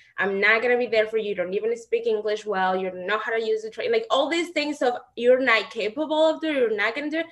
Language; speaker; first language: English; non-native, fluent; Spanish